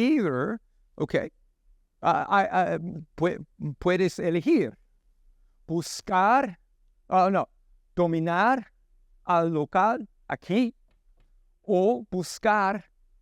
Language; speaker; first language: Spanish; non-native, learner; English